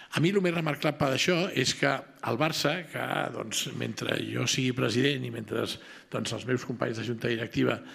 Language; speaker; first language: Catalan; native; Catalan